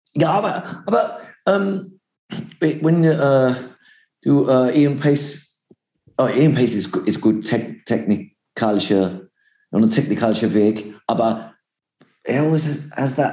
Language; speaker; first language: German; non-native, learner; English